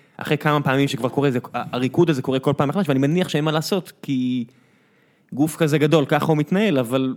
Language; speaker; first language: Hebrew; native; Hebrew